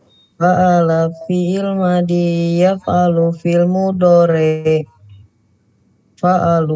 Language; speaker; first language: Arabic; non-native, learner; Indonesian